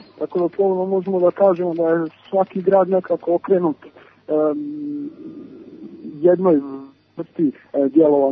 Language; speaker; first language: Serbian; native; Serbian